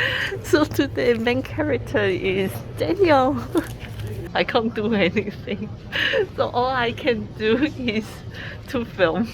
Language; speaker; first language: English; non-native, learner; Chinese